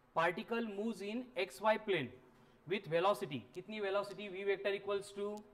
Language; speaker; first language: Hindi; non-native, local second language; Marathi